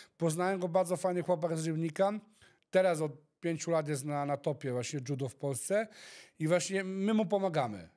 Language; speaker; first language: Polish; early bilingual, heritage; Polish